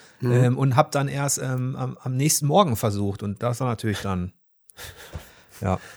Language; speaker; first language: German; native; German